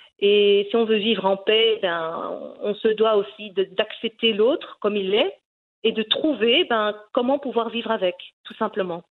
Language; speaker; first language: French; early bilingual, other home language; Riffian